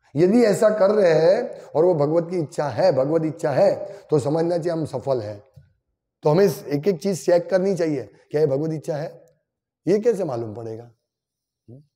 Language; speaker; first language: Hindi; non-native, local second language; Gujarati